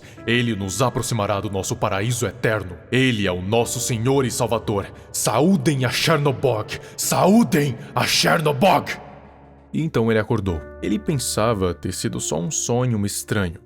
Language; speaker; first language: Portuguese; native; Portuguese